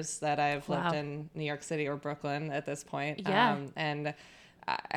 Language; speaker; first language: English; native; English